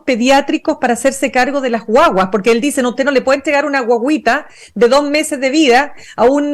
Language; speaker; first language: Spanish; native; Spanish